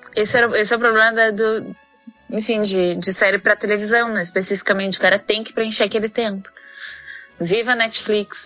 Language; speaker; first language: Portuguese; native; Portuguese